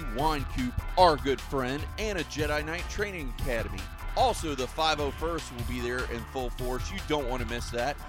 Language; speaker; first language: English; native; English